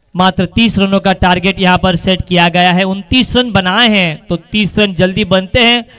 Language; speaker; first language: Hindi; non-native, local second language; Marathi